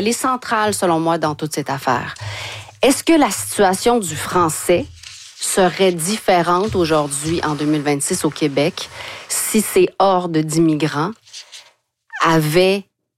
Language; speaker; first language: French; native; French